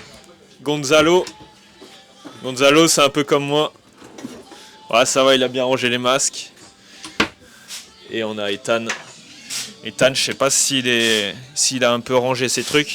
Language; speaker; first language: French; native; French